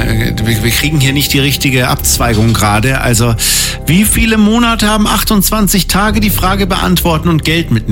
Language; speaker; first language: German; native; German